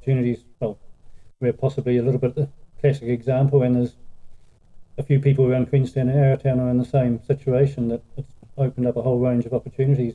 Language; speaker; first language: English; native; English